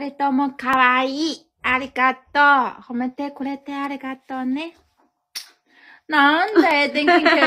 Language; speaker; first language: Japanese; non-native, learner; Chinese